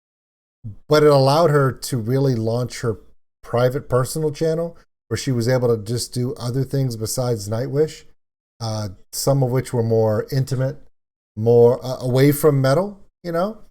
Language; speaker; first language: English; native; English